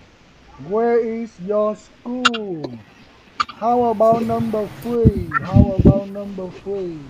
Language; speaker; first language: English; non-native, fluent; Vietnamese